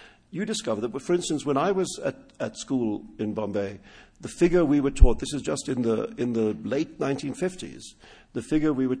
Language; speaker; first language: English; non-native, local second language; Urdu